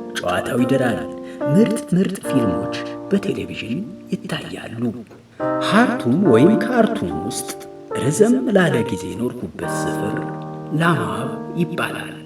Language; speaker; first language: Amharic; native; Amharic